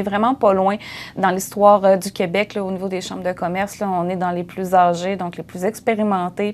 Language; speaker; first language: French; native; French